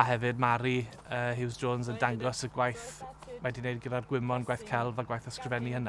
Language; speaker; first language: Welsh; native; Welsh